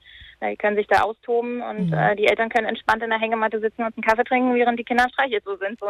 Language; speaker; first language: German; native; German